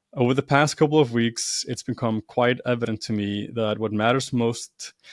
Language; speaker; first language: English; non-native, fluent; Icelandic